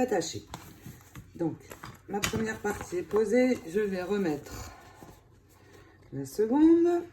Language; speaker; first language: French; native; French